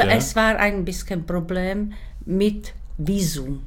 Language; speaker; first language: German; non-native, learner; Czech